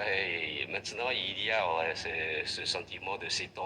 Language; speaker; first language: French; non-native, fluent; Chinese